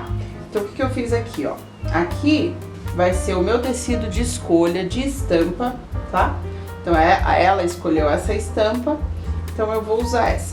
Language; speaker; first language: Portuguese; native; Portuguese